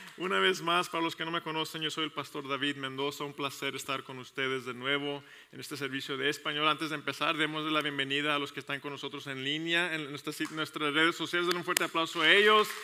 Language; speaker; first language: Spanish; early bilingual, heritage; Spanish